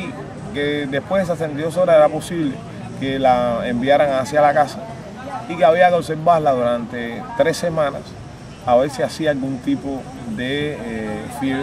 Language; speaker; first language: Spanish; native; Spanish